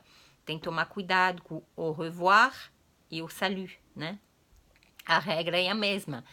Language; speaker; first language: Portuguese; non-native, fluent; French